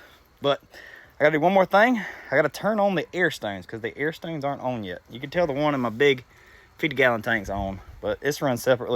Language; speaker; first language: English; native; English